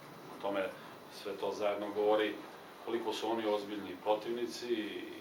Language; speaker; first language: Serbian; native; Serbian